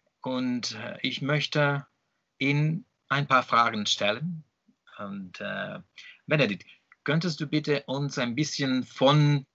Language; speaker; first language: German; non-native, learner; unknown